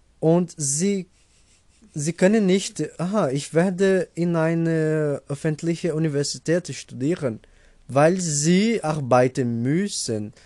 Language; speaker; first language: German; non-native, learner; Portuguese